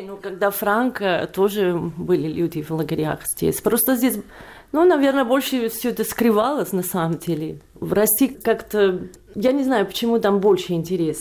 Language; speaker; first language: Russian; non-native, fluent; Catalan